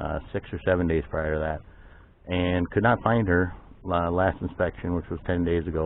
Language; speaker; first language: English; native; English